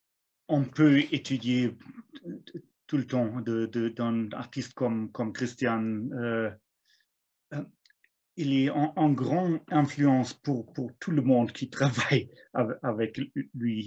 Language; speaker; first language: French; non-native, fluent; German